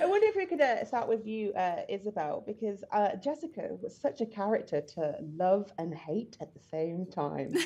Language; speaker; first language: English; native; English